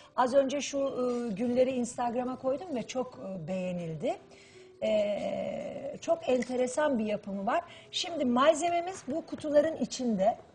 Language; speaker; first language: Turkish; native; Turkish